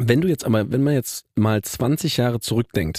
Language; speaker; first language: German; native; German